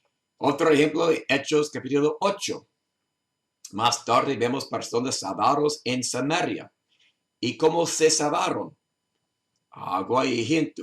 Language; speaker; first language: Spanish; non-native, learner; English